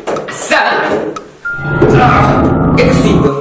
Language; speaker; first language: Korean; native; Korean